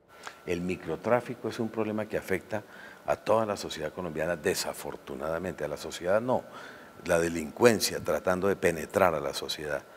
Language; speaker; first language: Spanish; native; Spanish